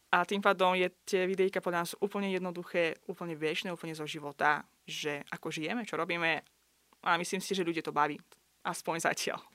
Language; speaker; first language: Slovak; non-native, fluent; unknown